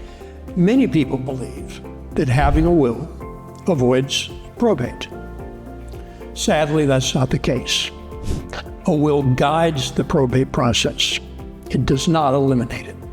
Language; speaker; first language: English; native; English